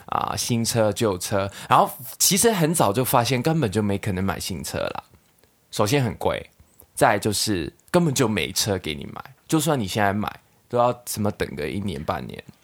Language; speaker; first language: Chinese; non-native, local second language; Cantonese